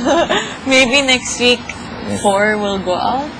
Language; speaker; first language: English; non-native, local second language; Filipino